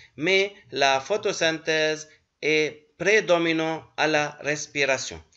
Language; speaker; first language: French; non-native, local second language; Arabic